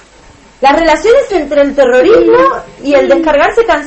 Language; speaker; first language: Spanish; native; Spanish